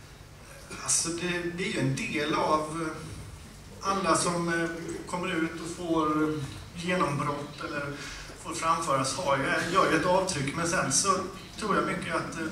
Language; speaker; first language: Swedish; native; Swedish